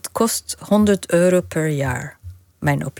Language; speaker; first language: Dutch; non-native, fluent; Arabic